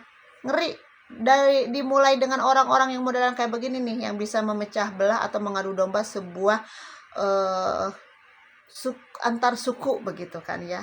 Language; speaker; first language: Indonesian; native; Indonesian